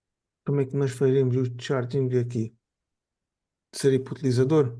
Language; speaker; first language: Portuguese; native; Portuguese